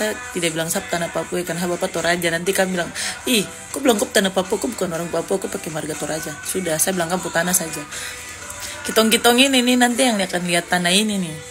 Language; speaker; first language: Indonesian; native; Indonesian